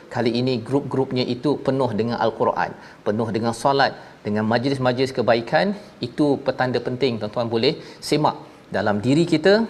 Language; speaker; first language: Malay; native; Malay